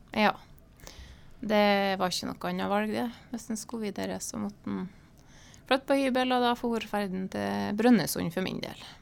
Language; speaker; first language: Norwegian; native; Norwegian